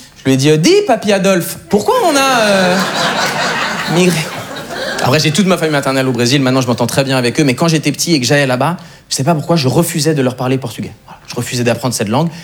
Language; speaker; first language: French; native; French